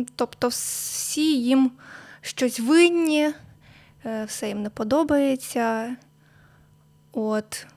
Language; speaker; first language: Ukrainian; native; Ukrainian